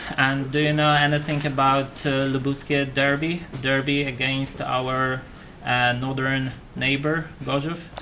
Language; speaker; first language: English; non-native, fluent; Polish